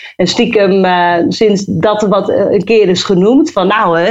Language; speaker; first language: Dutch; native; Dutch